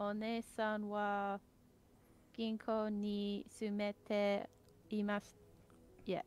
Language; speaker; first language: Japanese; non-native, learner; English